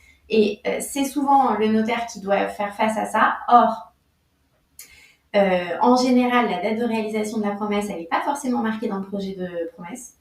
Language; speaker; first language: French; native; French